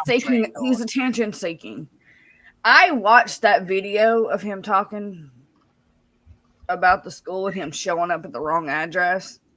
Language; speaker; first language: English; native; English